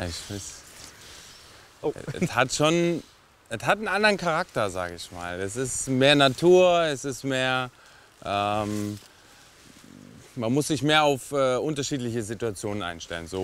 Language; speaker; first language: German; native; German